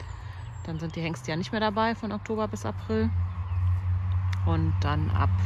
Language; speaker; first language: German; native; German